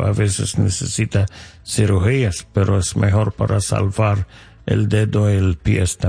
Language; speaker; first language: Spanish; non-native, learner; English